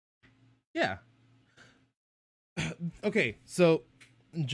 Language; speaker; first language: English; native; English